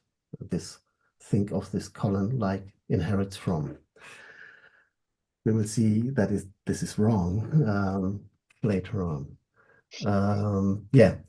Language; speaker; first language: English; non-native, fluent; German